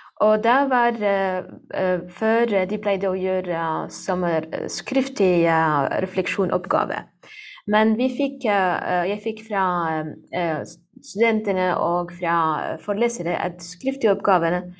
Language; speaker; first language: Norwegian; non-native, learner; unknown